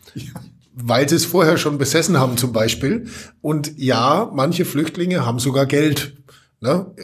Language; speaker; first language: German; native; German